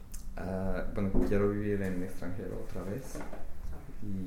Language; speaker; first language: Spanish; non-native, fluent; English